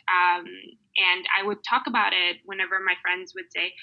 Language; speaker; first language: English; early bilingual, other home language; Mongolian